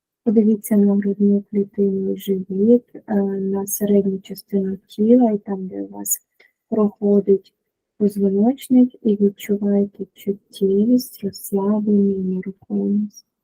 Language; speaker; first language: Ukrainian; native; Ukrainian